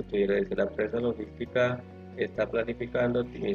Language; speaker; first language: Spanish; native; Spanish